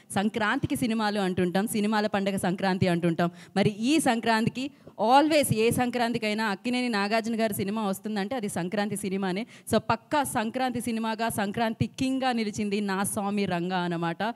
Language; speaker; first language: Telugu; native; Telugu